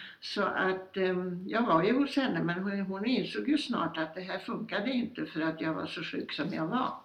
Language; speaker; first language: Swedish; early bilingual, other home language; Polish